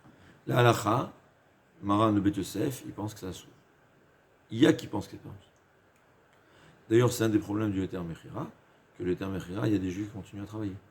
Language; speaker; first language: French; native; French